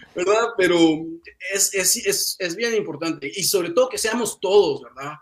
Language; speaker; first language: Spanish; native; Spanish